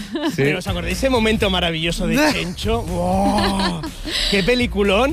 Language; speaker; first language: Spanish; native; Spanish